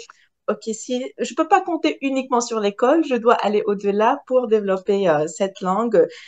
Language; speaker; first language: French; non-native, local second language; Arabic